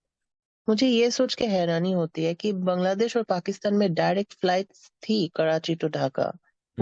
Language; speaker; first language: Hindi; non-native, fluent; Bangla